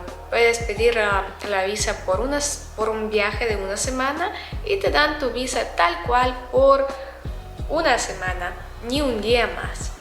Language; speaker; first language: Spanish; non-native, fluent; Russian